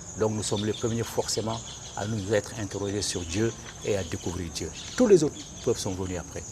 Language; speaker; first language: French; non-native, local second language; Bambara